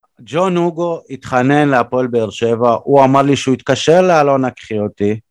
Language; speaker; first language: Hebrew; native; Hebrew